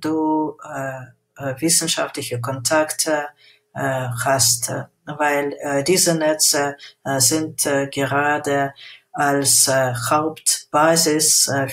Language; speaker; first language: German; non-native, fluent; Russian